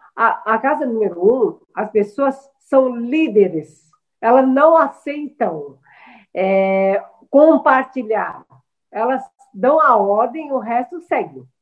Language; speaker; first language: Portuguese; early bilingual, other home language; Chinese